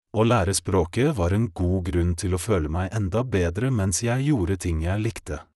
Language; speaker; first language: Norwegian; non-native, fluent; Polish